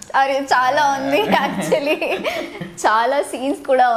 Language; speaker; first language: Telugu; non-native, learner; Hindi